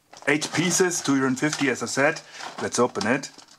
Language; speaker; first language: English; non-native, fluent; German